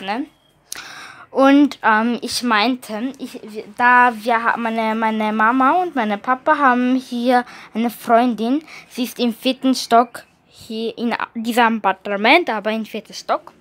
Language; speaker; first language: German; early bilingual, other home language; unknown